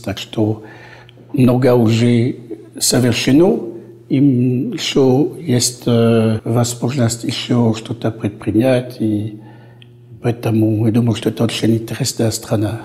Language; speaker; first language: Russian; non-native, fluent; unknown